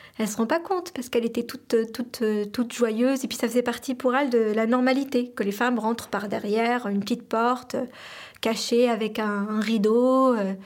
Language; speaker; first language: French; non-native, local second language; Arabic